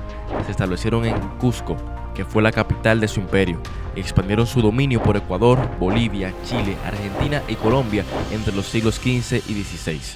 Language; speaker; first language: Spanish; native; Spanish